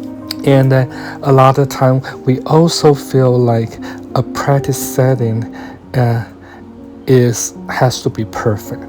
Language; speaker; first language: English; non-native, fluent; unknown